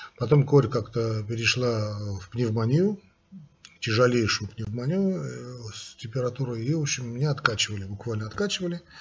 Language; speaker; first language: Russian; non-native, local second language; Armenian